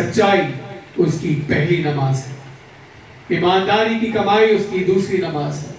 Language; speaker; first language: Hindi; native; Hindi